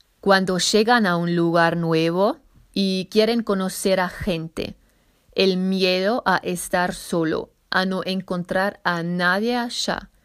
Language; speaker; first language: Spanish; non-native, fluent; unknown